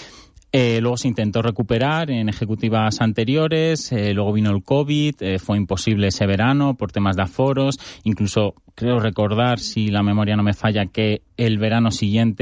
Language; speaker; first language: Spanish; native; Spanish